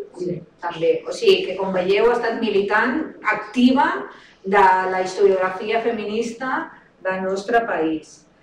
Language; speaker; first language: Catalan; native; Catalan